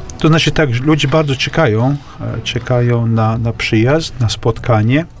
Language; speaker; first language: Polish; non-native, fluent; Latvian